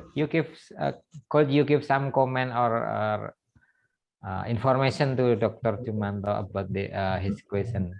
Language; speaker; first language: English; non-native, fluent; Indonesian